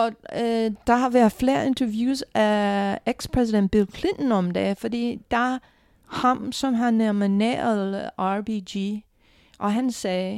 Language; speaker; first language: Danish; non-native, fluent; English